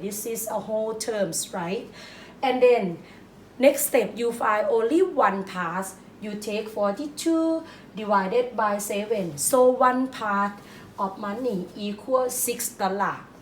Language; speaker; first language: English; non-native, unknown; Thai